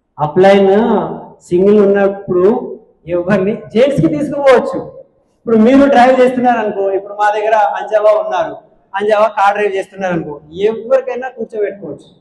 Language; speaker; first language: Telugu; non-native, local second language; Hindi